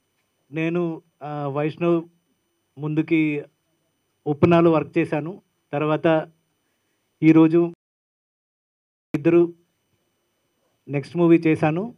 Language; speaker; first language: Telugu; non-native, learner; Malayalam